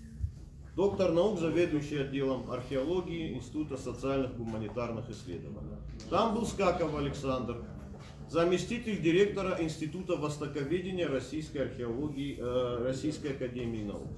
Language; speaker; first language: Russian; native; Russian